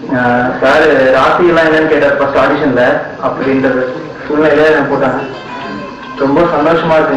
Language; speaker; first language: Tamil; non-native, fluent; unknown